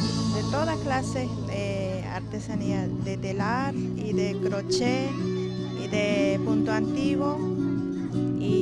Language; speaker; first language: Spanish; non-native, local second language; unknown